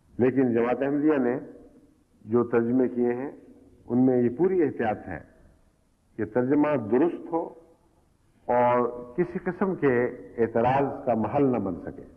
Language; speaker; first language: Urdu; native; Urdu